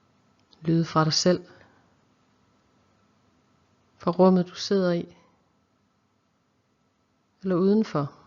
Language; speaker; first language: Danish; native; Danish